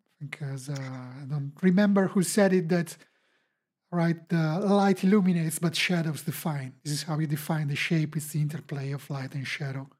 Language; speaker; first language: English; non-native, fluent; Italian